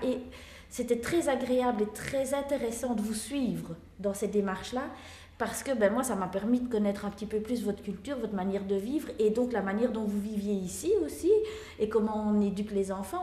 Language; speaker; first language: French; native; French